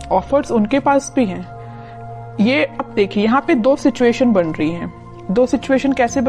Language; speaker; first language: Hindi; native; Hindi